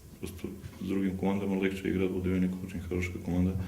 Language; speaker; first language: Russian; non-native, learner; Serbian